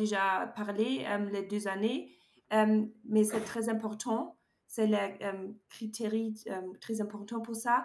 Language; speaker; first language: French; non-native, learner; German